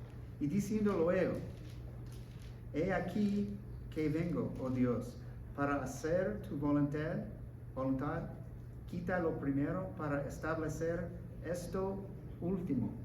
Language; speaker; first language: Spanish; non-native, learner; English